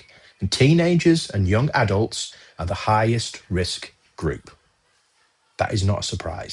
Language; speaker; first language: English; native; English